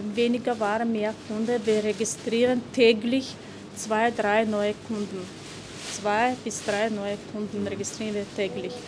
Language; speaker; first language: German; non-native, fluent; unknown